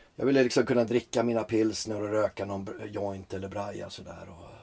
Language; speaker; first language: Swedish; early bilingual, other home language; Finnish